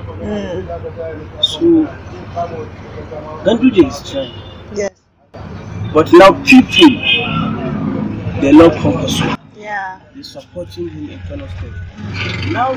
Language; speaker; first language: English; non-native, local second language; Hausa